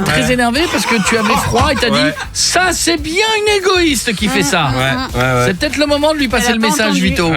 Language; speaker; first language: French; native; French